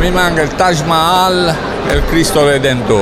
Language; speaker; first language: Italian; native; Italian